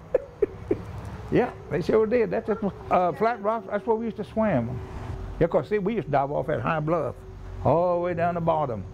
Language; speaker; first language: English; native; English